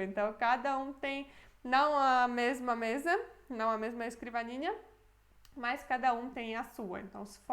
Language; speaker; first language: Portuguese; non-native, fluent; Polish